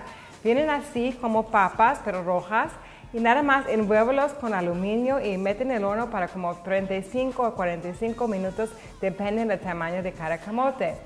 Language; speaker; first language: Spanish; non-native, learner; English